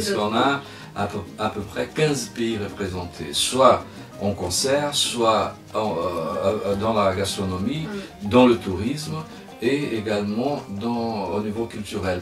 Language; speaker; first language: French; non-native, fluent; Spanish